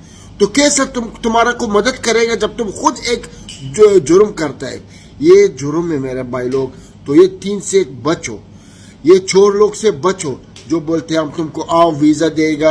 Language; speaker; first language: Hindi; non-native, learner; Arabic